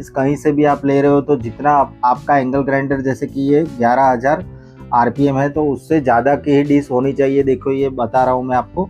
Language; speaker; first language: Hindi; native; Hindi